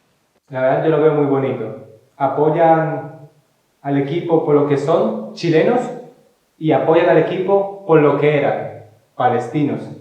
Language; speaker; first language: Spanish; non-native, fluent; Ukrainian